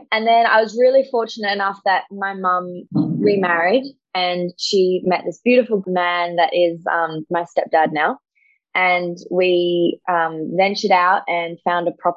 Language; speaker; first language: English; native; English